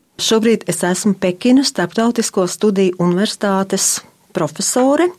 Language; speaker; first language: Latvian; native; Latvian